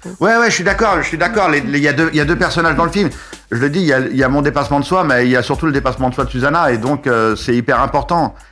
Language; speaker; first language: French; native; French